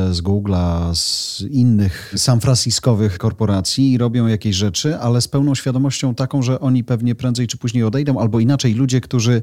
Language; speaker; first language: Polish; native; Polish